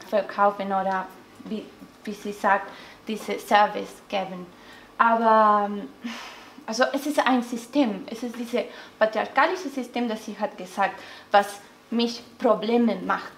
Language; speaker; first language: German; non-native, learner; Spanish